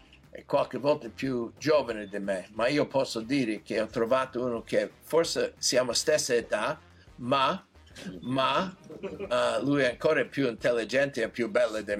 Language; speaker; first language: Italian; non-native, learner; English